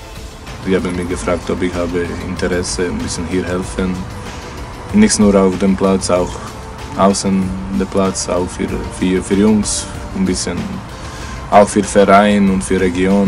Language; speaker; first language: German; non-native, learner; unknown